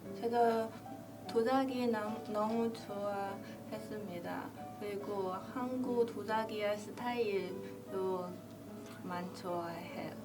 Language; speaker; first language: Korean; non-native, learner; Chinese